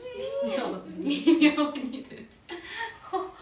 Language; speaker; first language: Korean; non-native, learner; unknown